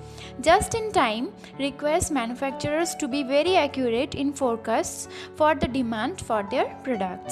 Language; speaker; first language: English; non-native, local second language; Bangla